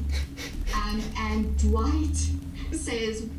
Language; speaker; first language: English; native; English